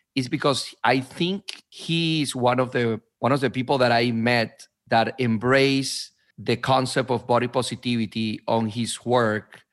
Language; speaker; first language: English; non-native, fluent; Spanish